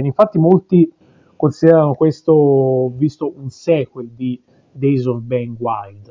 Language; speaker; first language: Italian; native; Italian